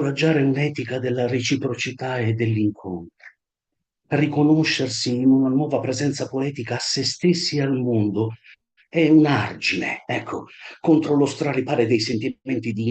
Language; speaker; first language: Italian; native; Italian